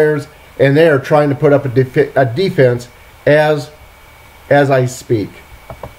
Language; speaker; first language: English; native; English